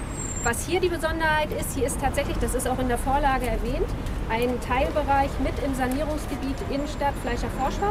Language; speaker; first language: German; native; German